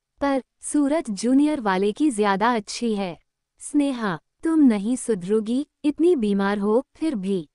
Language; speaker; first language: Hindi; native; Hindi